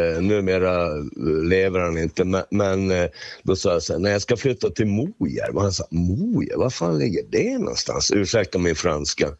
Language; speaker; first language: Swedish; native; Swedish